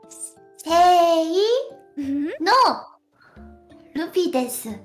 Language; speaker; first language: Japanese; non-native, learner; Korean